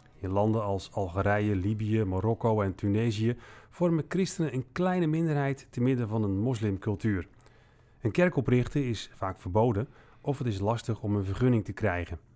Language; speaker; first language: Dutch; native; Dutch